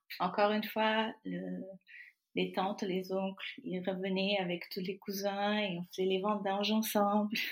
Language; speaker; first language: French; non-native, fluent; Portuguese